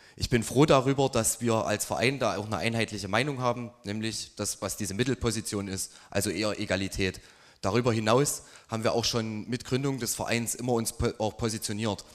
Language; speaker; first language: German; native; German